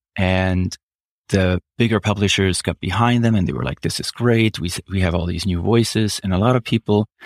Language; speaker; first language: English; non-native, fluent; German